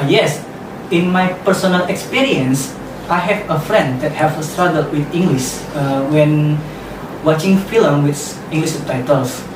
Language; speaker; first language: English; non-native, learner; Indonesian